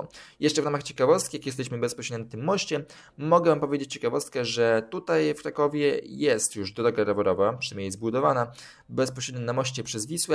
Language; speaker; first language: Polish; native; Polish